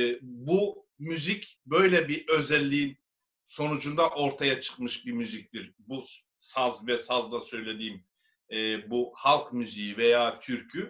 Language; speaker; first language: Turkish; native; Turkish